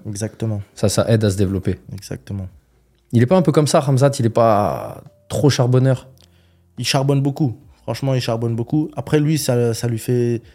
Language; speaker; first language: French; early bilingual, other home language; Chechen